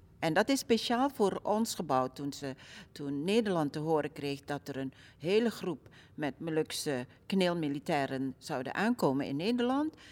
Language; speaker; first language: Dutch; early bilingual, other home language; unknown